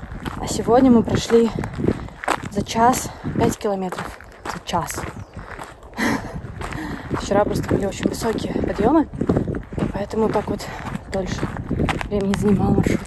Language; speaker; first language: Russian; native; Russian